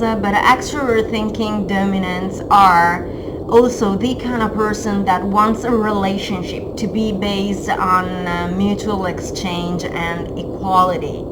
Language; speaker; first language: English; non-native, fluent; Italian